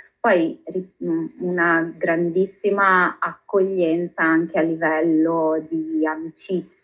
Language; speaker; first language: Italian; native; Italian